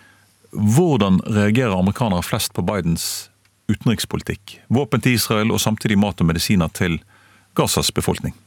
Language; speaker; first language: Norwegian; native; Norwegian